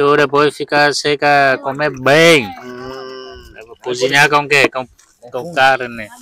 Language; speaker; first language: Portuguese; non-native, learner; Vietnamese